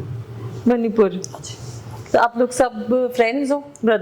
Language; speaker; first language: Hindi; native; Hindi